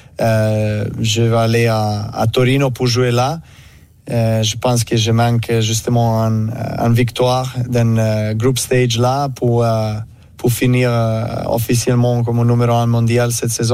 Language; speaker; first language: French; non-native, learner; Serbian